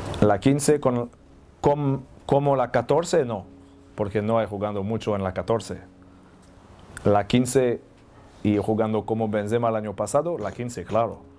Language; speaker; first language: Spanish; non-native, learner; French